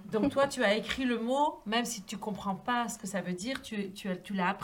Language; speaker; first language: French; native; French